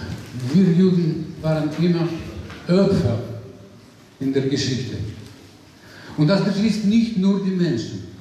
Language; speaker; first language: German; non-native, fluent; Russian